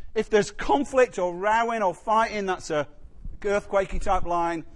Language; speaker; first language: English; native; English